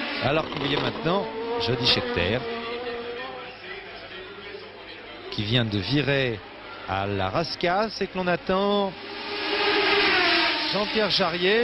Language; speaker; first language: French; native; French